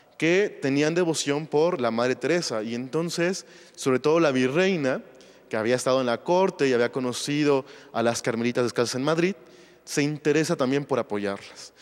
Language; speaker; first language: Spanish; native; Spanish